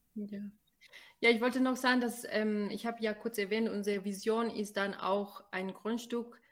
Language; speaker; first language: German; non-native, fluent; Spanish